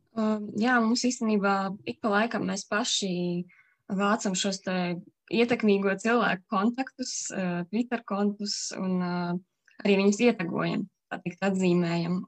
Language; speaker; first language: Latvian; native; Latvian